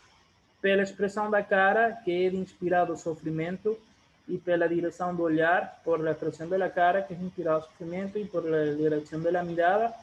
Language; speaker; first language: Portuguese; non-native, fluent; Spanish